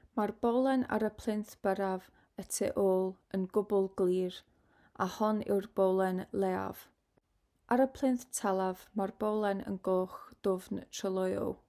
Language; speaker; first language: Welsh; non-native, local second language; English